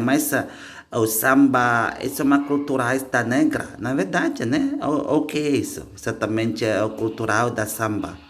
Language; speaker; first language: Portuguese; non-native, learner; Indonesian